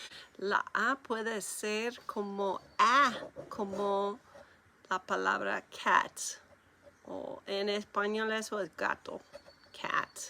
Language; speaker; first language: Spanish; non-native, learner; English